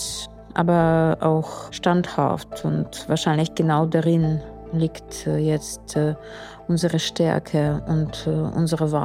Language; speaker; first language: German; non-native, fluent; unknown